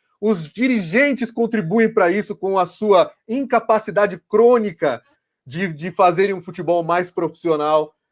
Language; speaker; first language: Portuguese; native; Portuguese